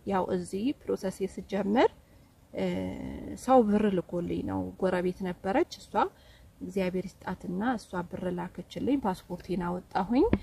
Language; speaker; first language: Amharic; native; Amharic